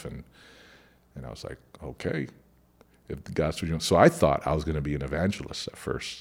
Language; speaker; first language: English; early bilingual, other home language; Spanish